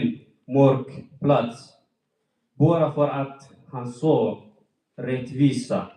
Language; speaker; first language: Swedish; non-native, fluent; Tigrinya